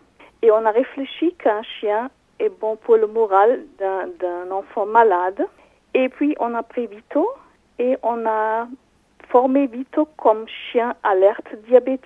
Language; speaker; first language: French; non-native, fluent; German